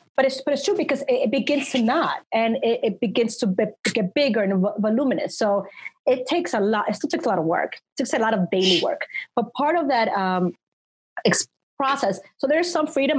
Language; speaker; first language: English; early bilingual, other home language; Spanish